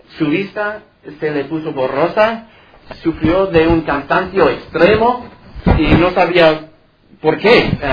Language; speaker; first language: Spanish; non-native, fluent; English